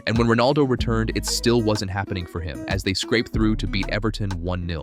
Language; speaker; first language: English; native; English